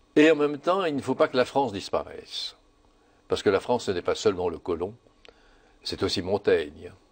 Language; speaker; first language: French; native; French